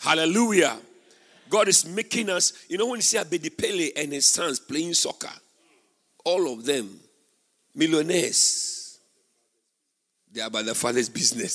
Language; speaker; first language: English; non-native, local second language; Akan